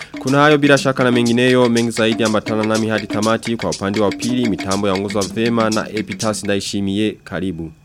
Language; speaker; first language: Swahili; non-native, local second language; Rundi